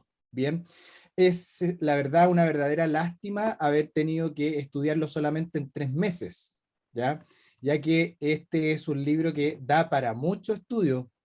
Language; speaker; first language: Spanish; native; Spanish